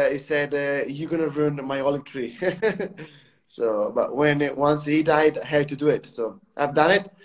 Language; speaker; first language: English; non-native, fluent; Italian